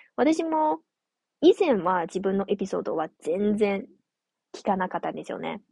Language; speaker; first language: Japanese; non-native, fluent; Chinese